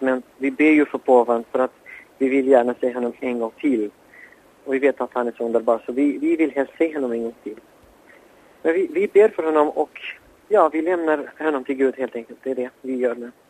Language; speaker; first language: Swedish; non-native, fluent; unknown